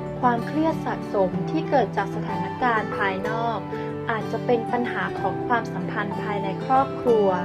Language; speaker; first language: Thai; native; Thai